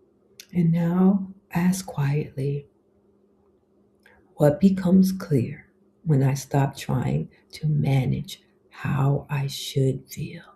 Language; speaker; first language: English; native; English